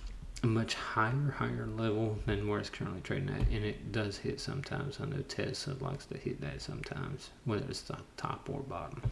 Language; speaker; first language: English; native; English